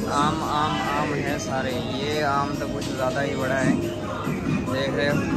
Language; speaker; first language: Hindi; native; Hindi